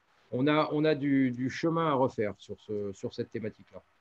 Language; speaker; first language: French; native; French